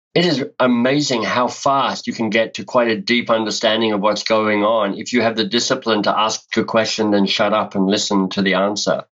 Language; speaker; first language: English; native; English